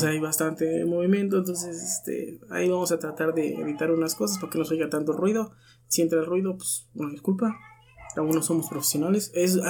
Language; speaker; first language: Spanish; native; Spanish